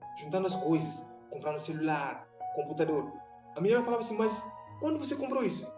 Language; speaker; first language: Portuguese; non-native, fluent; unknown